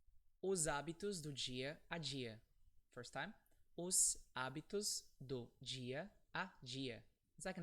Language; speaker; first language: Portuguese; non-native, fluent; English